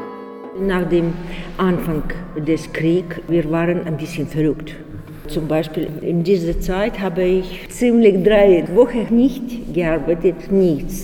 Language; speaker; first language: German; non-native, learner; Ukrainian